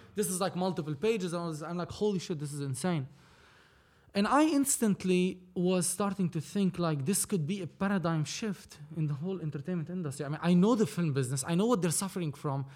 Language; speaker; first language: English; non-native, fluent; Arabic